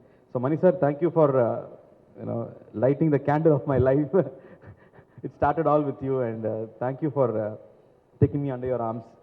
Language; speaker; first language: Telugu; non-native, learner; Tamil